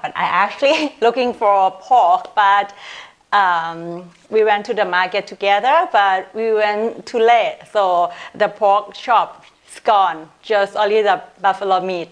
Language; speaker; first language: English; non-native, local second language; Thai